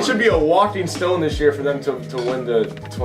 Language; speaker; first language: English; native; English